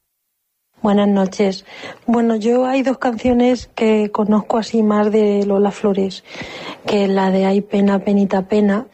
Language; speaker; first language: Spanish; native; Spanish